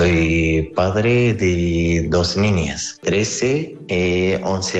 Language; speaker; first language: Spanish; non-native, learner; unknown